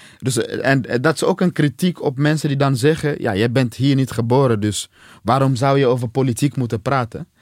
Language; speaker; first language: Dutch; non-native, fluent; Swahili